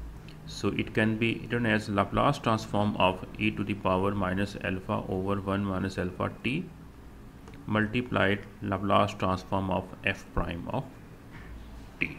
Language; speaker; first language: English; non-native, local second language; Urdu